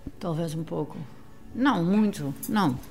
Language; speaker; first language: Portuguese; non-native, learner; Dutch